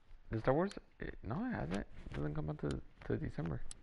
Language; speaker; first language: English; early bilingual, other home language; Spanish